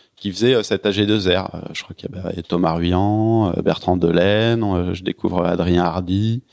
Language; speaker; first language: French; native; French